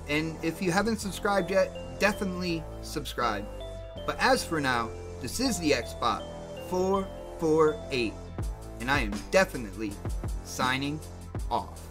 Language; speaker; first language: English; native; English